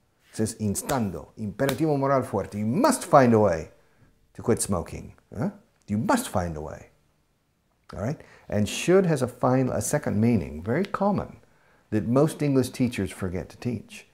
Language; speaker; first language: English; native; English